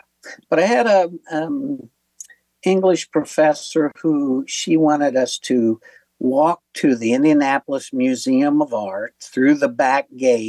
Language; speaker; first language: English; native; English